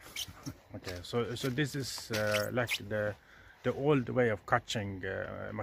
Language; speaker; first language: English; non-native, fluent; Norwegian